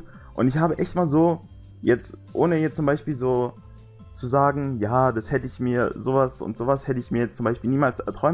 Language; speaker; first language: German; native; German